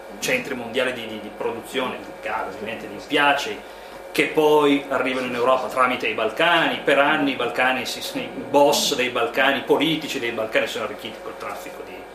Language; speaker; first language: Italian; native; Italian